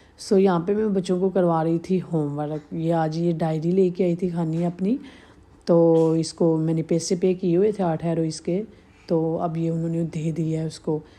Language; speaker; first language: Urdu; native; Urdu